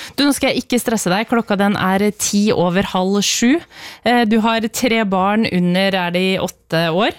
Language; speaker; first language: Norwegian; native; Norwegian